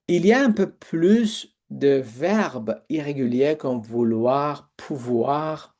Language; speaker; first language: French; non-native, fluent; Persian